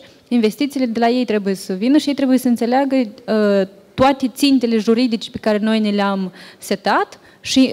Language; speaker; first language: Romanian; native; Romanian